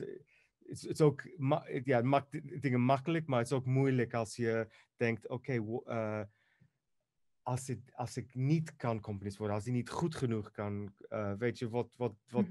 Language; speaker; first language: Dutch; non-native, fluent; Greek